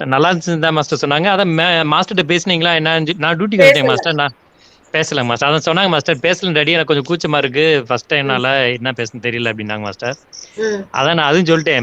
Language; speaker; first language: Tamil; native; Tamil